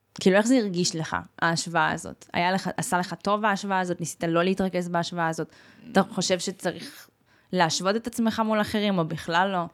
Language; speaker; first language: Hebrew; early bilingual, other home language; Russian